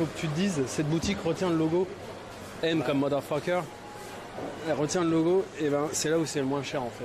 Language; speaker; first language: French; native; French